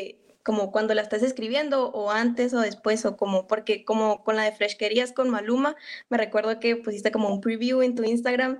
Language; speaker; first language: Spanish; native; Spanish